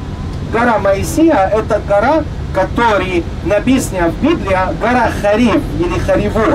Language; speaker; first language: Russian; non-native, learner; Arabic